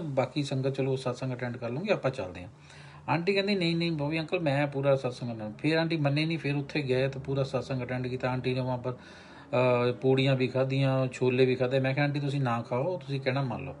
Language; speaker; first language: Hindi; non-native, local second language; Punjabi